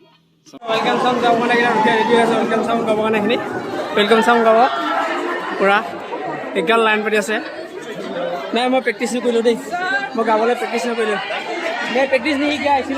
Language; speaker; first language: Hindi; non-native, local second language; Assamese